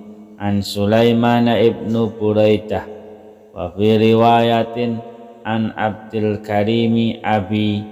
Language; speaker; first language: Arabic; non-native, fluent; Indonesian